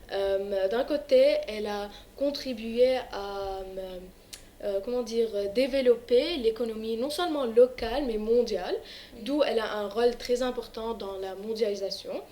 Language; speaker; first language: French; non-native, local second language; Arabic